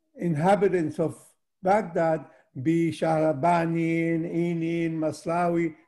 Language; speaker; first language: English; early bilingual, other home language; Arabic